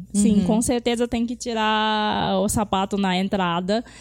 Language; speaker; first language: Portuguese; non-native, fluent; Japanese